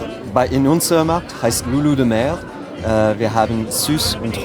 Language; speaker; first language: German; non-native, learner; French